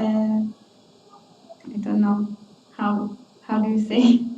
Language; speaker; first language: English; non-native, learner; Kurdish